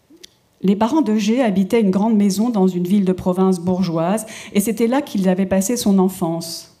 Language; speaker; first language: French; native; French